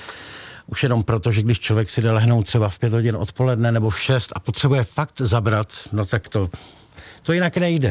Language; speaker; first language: Czech; native; Czech